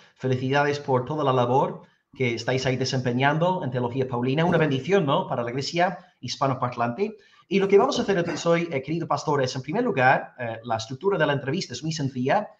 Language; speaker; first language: Spanish; non-native, fluent; English